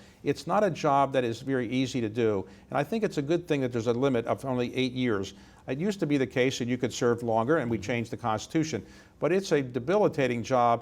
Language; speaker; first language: English; native; English